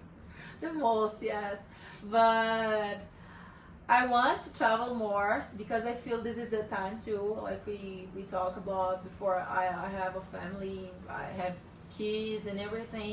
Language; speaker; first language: English; non-native, learner; Portuguese